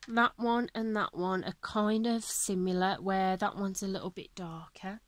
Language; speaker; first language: English; native; English